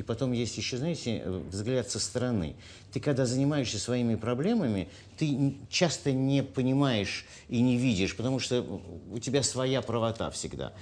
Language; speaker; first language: Russian; native; Russian